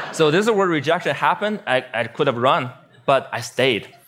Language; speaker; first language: English; non-native, fluent; Chinese